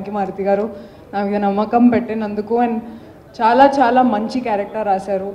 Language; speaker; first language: Telugu; non-native, local second language; Hindi